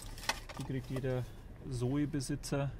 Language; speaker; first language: German; native; German